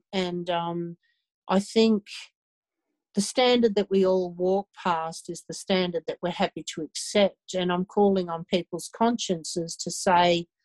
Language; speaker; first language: English; native; English